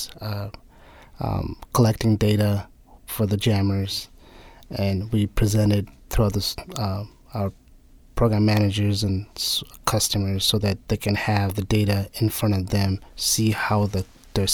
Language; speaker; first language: English; non-native, local second language; Nepali